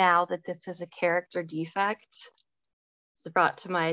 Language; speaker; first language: English; native; English